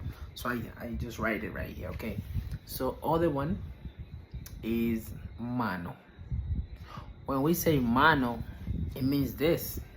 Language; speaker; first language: English; non-native, fluent; Spanish